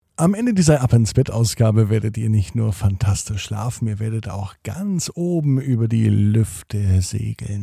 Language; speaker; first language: German; native; German